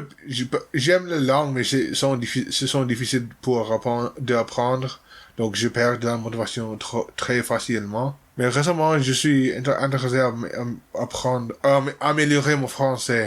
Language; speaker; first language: French; non-native, learner; English